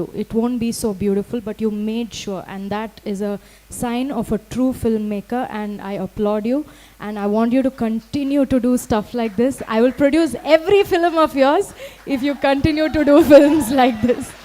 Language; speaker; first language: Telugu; non-native, fluent; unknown